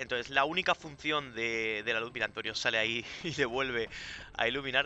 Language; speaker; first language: Spanish; native; Spanish